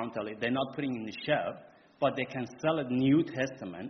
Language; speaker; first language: English; non-native, fluent; Persian